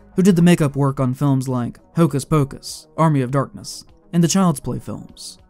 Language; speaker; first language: English; native; English